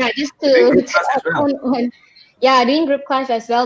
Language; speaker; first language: English; non-native, local second language; Malay